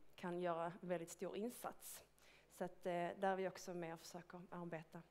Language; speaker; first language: Swedish; native; Swedish